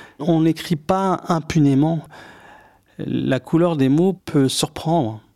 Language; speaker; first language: French; early bilingual, other home language; Arabic